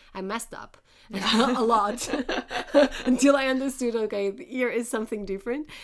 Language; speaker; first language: English; non-native, fluent; Portuguese